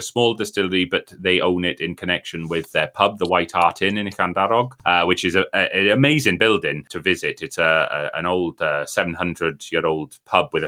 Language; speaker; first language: English; native; English